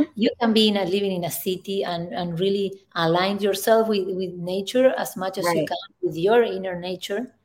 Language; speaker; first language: English; non-native, fluent; Spanish